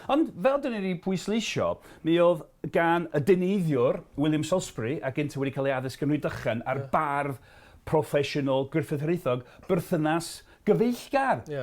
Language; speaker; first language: Welsh; non-native, fluent; English